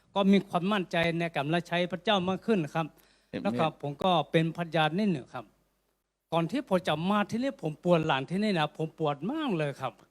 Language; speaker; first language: Thai; non-native, local second language; S'gaw Karen